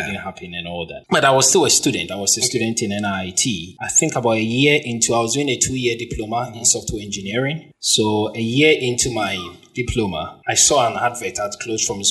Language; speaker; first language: English; non-native, local second language; Akan